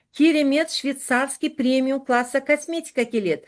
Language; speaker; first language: Russian; non-native, local second language; Kazakh